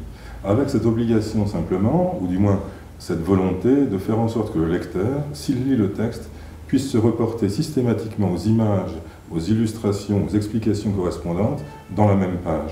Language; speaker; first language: French; native; French